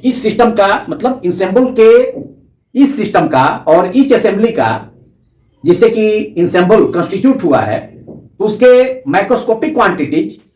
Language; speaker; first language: Hindi; native; Hindi